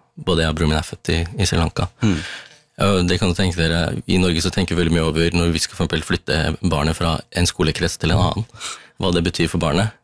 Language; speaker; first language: Norwegian; early bilingual, other home language; Tamil